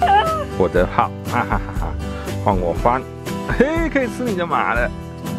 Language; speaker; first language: Chinese; native; Chinese